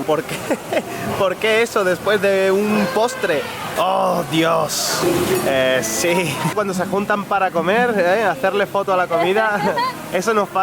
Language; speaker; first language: Spanish; native; Spanish